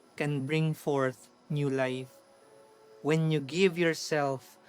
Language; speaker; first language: English; non-native, local second language; Filipino